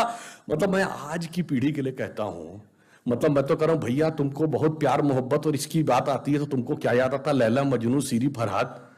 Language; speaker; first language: Hindi; native; Hindi